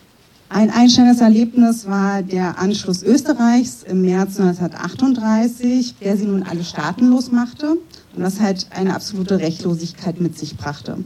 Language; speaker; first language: German; native; German